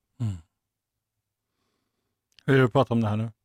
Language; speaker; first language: Swedish; native; Swedish